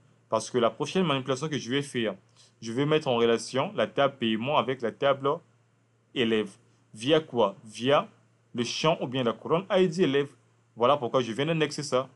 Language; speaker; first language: French; non-native, local second language; Lingala